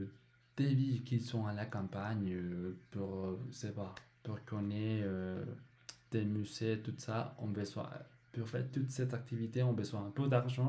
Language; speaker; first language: French; non-native, learner; Spanish